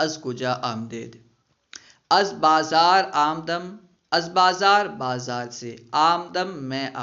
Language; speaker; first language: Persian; non-native, fluent; Urdu